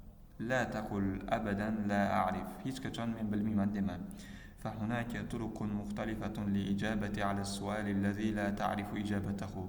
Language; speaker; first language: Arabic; non-native, fluent; Uzbek